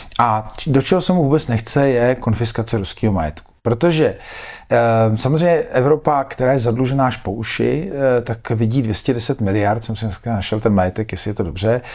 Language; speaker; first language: Czech; native; Czech